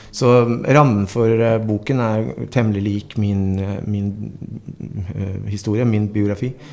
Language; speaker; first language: Norwegian; early bilingual, other home language; Spanish